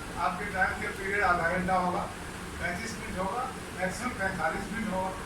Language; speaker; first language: Urdu; native; Urdu